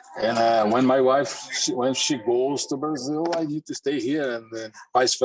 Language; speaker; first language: English; non-native, learner; Portuguese